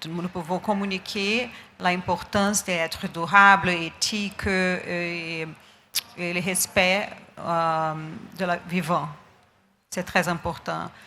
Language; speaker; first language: French; non-native, learner; Portuguese